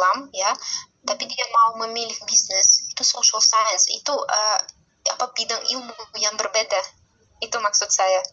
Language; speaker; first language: Indonesian; non-native, fluent; Russian